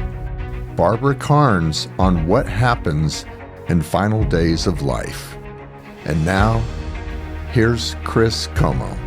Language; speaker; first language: English; native; English